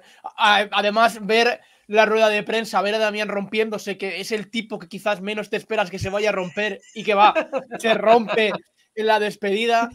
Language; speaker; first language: Spanish; native; Spanish